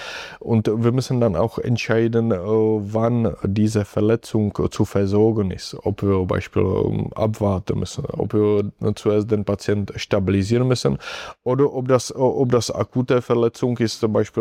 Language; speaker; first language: German; non-native, fluent; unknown